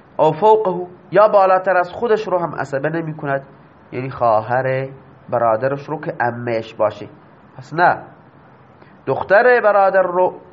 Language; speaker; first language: Persian; non-native, local second language; Baluchi